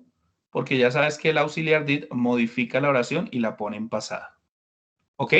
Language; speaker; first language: Spanish; non-native, fluent; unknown